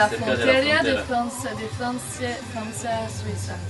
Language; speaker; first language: Spanish; non-native, learner; French